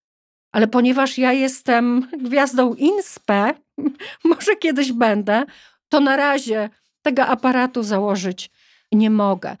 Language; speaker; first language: Polish; native; Polish